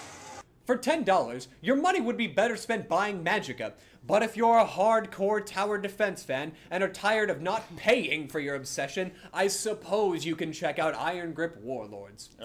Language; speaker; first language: English; native; English